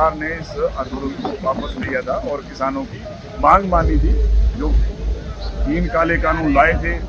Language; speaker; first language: Hindi; native; Hindi